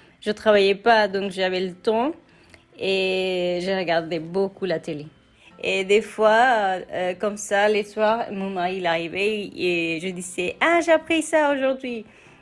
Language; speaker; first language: French; non-native, fluent; Spanish